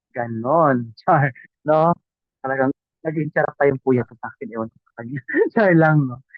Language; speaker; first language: Filipino; non-native, local second language; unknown